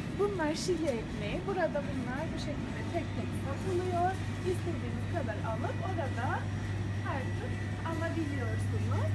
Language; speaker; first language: Turkish; native; Turkish